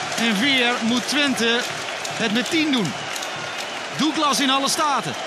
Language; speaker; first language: Dutch; native; Dutch